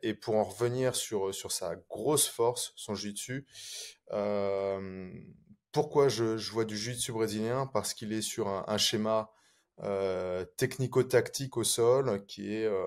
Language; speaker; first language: French; native; French